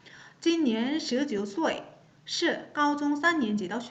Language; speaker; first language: Chinese; non-native, fluent; Korean